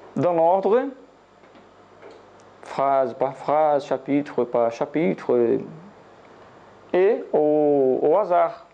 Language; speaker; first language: French; non-native, learner; Portuguese